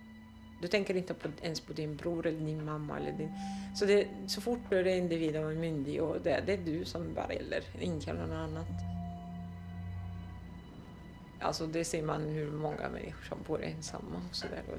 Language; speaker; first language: Swedish; non-native, fluent; Arabic